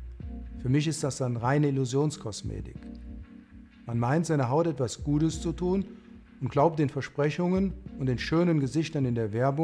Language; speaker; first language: German; native; German